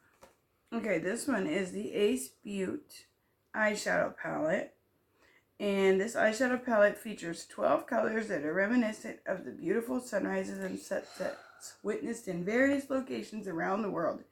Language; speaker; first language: English; native; English